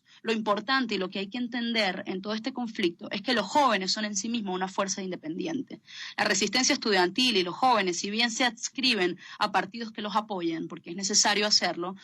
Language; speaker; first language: Spanish; native; Spanish